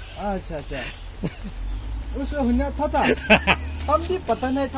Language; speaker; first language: Hindi; non-native, local second language; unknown